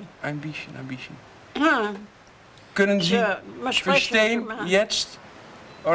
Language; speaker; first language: German; non-native, learner; Dutch